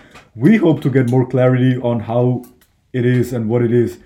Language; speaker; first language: English; non-native, local second language; Hindi